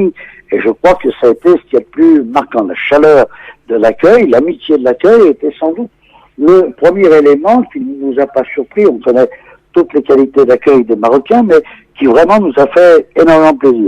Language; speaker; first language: French; native; French